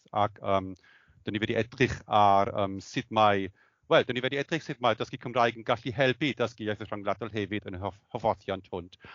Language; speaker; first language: Welsh; non-native, fluent; German